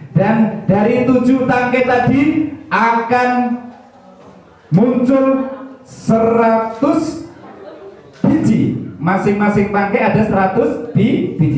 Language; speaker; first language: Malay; non-native, local second language; Javanese